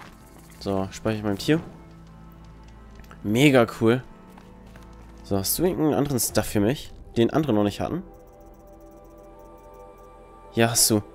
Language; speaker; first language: German; native; German